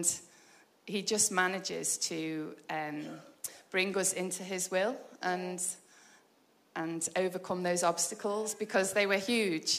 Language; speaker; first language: English; native; English